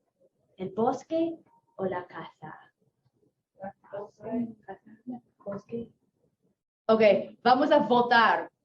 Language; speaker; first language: Spanish; non-native, fluent; English